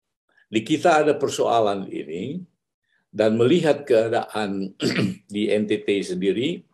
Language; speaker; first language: Malay; native; Malay